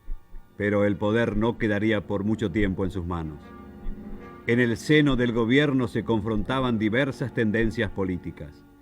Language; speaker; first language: Spanish; native; Spanish